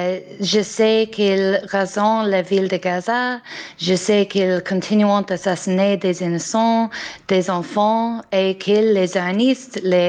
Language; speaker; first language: French; non-native, learner; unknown